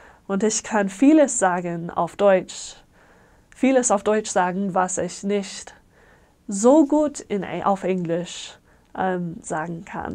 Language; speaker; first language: German; non-native, fluent; English